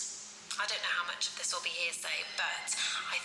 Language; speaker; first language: English; native; English